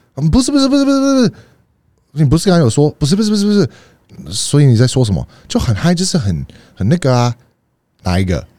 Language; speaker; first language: Chinese; non-native, fluent; English